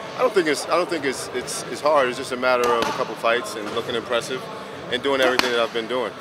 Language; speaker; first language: English; native; English